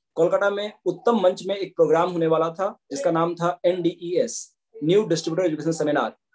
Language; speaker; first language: Hindi; native; Hindi